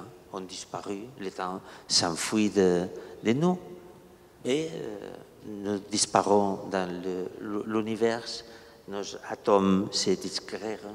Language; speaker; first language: French; non-native, learner; Catalan